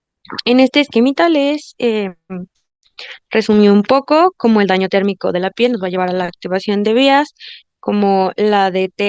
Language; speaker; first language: Spanish; native; Spanish